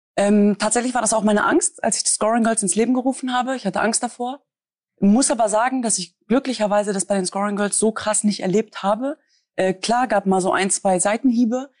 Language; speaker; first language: German; native; German